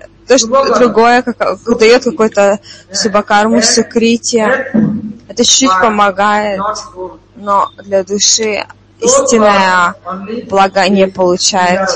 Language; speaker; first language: Russian; non-native, fluent; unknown